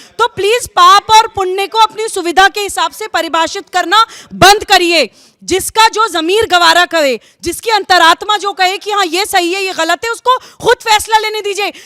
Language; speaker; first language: Hindi; native; Hindi